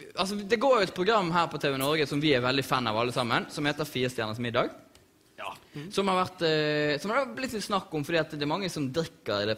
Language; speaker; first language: Norwegian; native; Norwegian